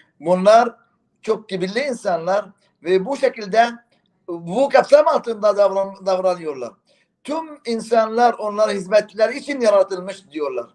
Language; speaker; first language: Turkish; non-native, fluent; Arabic